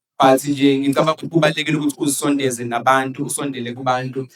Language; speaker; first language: Zulu; native; Zulu